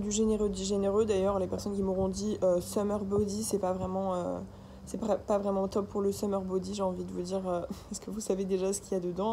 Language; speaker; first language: French; native; French